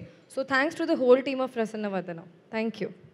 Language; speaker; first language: Telugu; non-native, learner; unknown